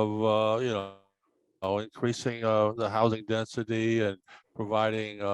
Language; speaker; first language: English; native; English